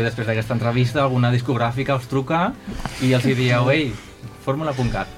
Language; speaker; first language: Catalan; native; Catalan